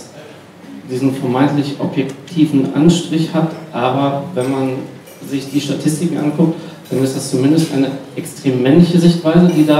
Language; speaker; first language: German; native; German